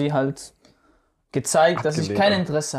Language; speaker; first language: German; non-native, fluent; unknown